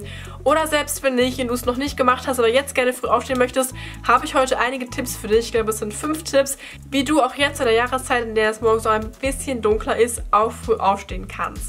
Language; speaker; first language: German; native; German